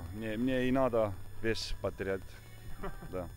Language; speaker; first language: Russian; non-native, fluent; Estonian